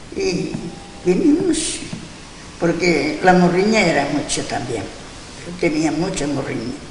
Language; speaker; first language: Spanish; non-native, local second language; Galician